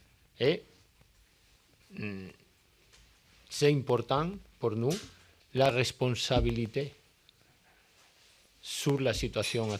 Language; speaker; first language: French; non-native, learner; Spanish